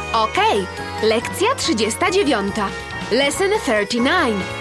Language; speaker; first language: Polish; native; Polish